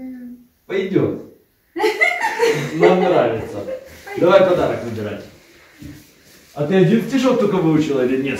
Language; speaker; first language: Russian; native; Russian